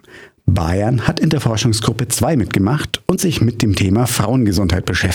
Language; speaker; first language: German; native; German